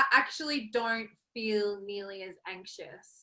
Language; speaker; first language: English; native; English